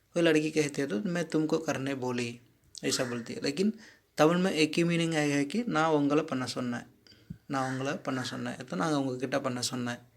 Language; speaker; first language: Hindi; non-native, local second language; Tamil